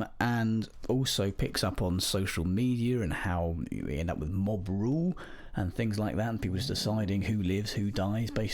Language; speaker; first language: English; native; English